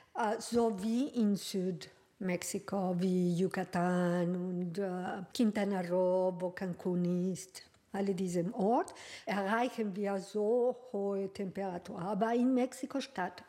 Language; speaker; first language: German; non-native, learner; Spanish